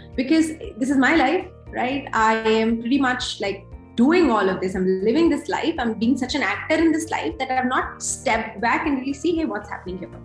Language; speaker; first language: English; non-native, local second language; Hindi